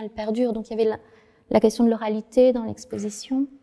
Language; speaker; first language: French; non-native, fluent; Vietnamese